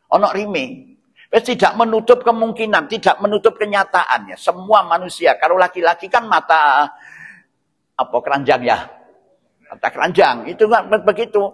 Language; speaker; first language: Indonesian; non-native, local second language; Javanese